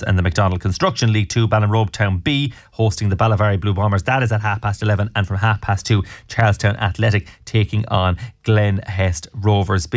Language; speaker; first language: English; native; English